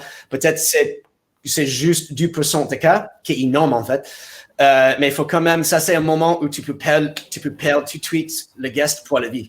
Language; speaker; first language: French; non-native, fluent; English